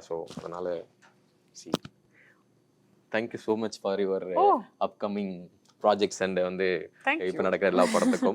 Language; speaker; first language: Tamil; native; Tamil